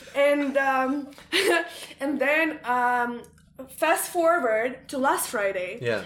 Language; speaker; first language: English; non-native, fluent; Ukrainian